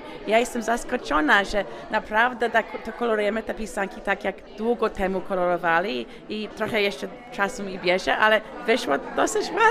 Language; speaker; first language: Polish; early bilingual, heritage; English